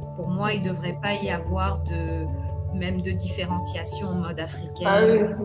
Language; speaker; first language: French; native; French